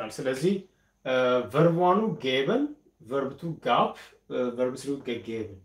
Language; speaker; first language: German; non-native, fluent; Amharic